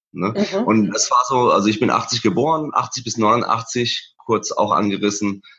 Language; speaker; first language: German; early bilingual, other home language; Persian